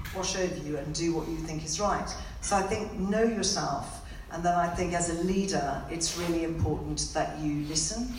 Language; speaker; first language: English; native; English